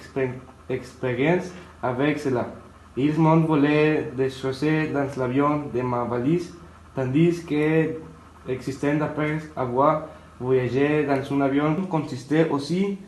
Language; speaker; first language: French; non-native, learner; Spanish